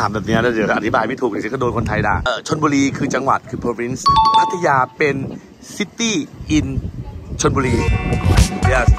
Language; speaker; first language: Thai; native; Thai